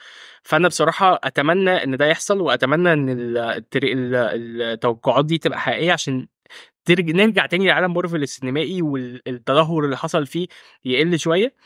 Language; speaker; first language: Arabic; native; Arabic